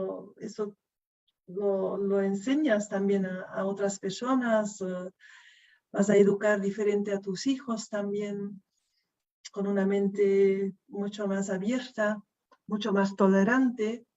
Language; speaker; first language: Spanish; non-native, fluent; Dutch